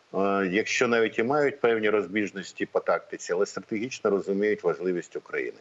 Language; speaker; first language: Ukrainian; native; Ukrainian